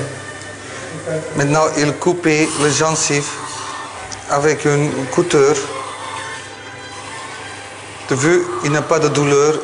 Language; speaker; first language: French; non-native, learner; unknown